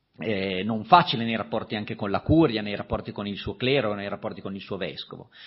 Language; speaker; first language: Italian; native; Italian